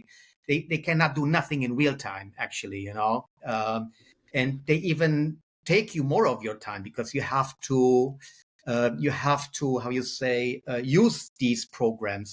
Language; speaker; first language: English; non-native, fluent; German